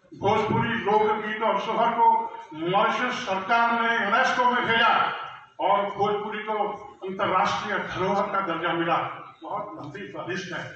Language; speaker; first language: Hindi; non-native, local second language; Bhojpuri